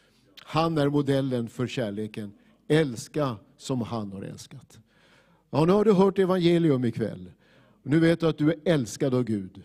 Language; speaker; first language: Swedish; native; Swedish